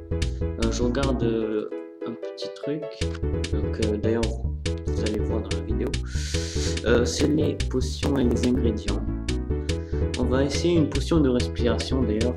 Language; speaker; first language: French; native; French